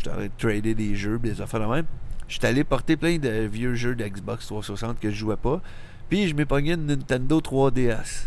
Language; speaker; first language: French; native; French